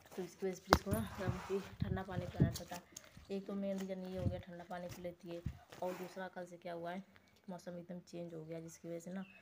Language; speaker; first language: Hindi; native; Hindi